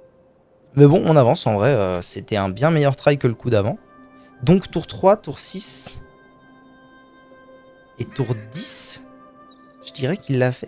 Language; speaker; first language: French; native; French